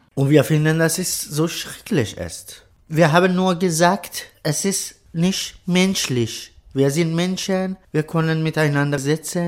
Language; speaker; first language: German; non-native, learner; Persian